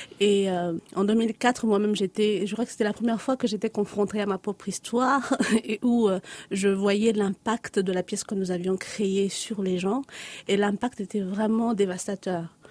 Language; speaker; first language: French; non-native, local second language; Lingala